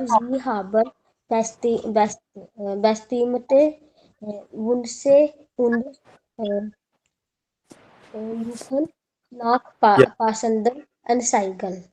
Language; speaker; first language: German; non-native, learner; Hindi